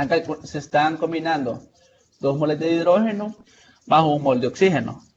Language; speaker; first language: Spanish; native; Spanish